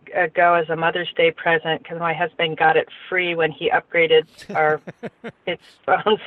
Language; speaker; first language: English; native; English